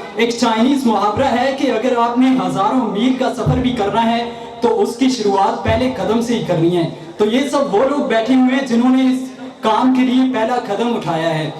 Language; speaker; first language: Urdu; non-native, local second language; Northern Hindko